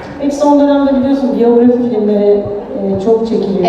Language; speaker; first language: Turkish; native; Turkish